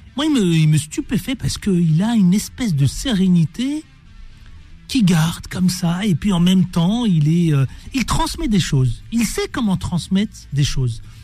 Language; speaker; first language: French; native; French